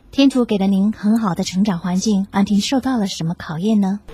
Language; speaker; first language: Chinese; native; Chinese